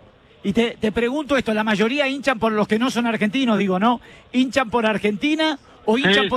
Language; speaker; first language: Spanish; native; Spanish